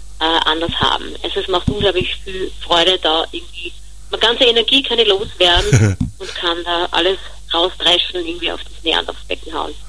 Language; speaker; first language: German; native; German